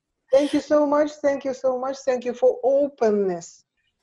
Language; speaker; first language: English; non-native, learner; Russian